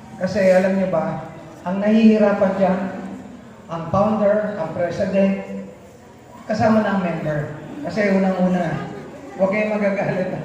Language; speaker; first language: Filipino; native; Filipino